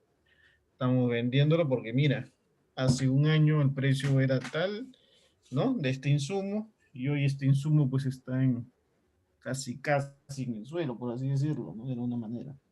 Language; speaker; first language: Spanish; native; Spanish